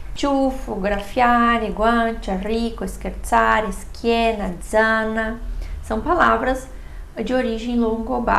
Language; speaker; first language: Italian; non-native, fluent; Portuguese